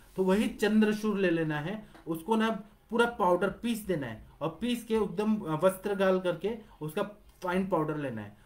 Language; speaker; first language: Hindi; non-native, local second language; Marathi